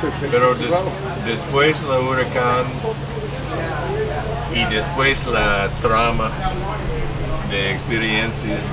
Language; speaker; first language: Spanish; non-native, learner; English